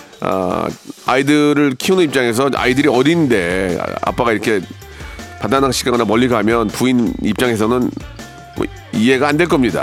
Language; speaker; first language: Korean; native; Korean